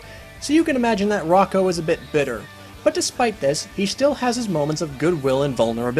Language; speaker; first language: English; native; English